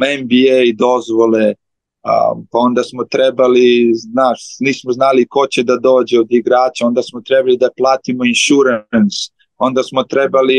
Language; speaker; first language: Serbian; early bilingual, heritage; Slovenian